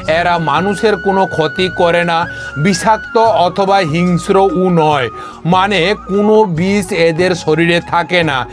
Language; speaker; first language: Bangla; non-native, local second language; Konkani